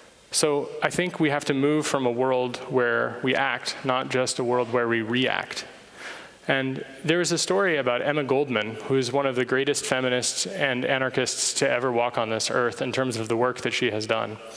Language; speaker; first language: English; native; English